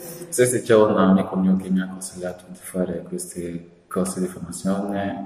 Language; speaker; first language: Italian; non-native, fluent; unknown